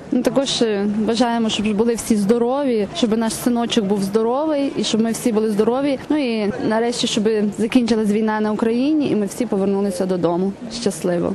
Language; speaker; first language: Ukrainian; native; Ukrainian